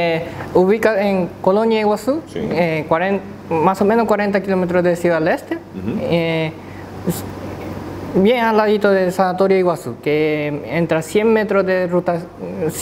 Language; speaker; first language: Spanish; non-native, local second language; Japanese